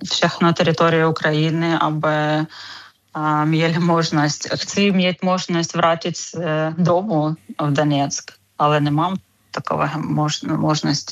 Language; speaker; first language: Czech; non-native, fluent; Ukrainian